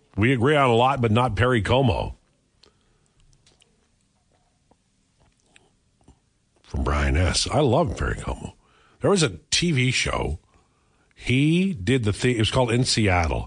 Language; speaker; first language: English; native; English